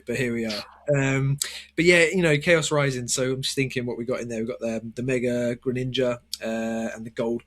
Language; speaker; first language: English; native; English